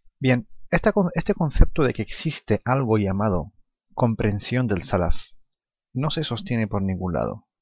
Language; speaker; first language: Spanish; non-native, fluent; Arabic